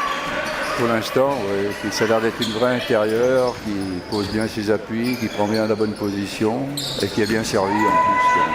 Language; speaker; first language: French; native; French